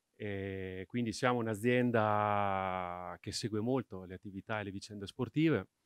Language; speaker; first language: Italian; native; Italian